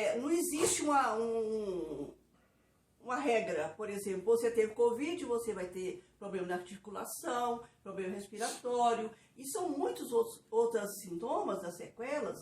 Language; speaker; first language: Portuguese; native; Portuguese